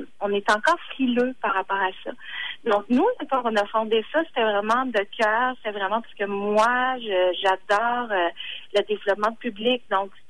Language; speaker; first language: French; native; French